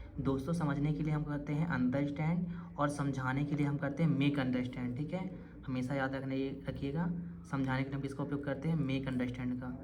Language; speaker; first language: Hindi; native; Hindi